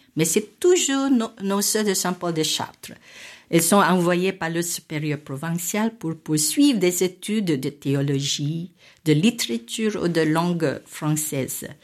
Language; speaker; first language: French; non-native, fluent; Filipino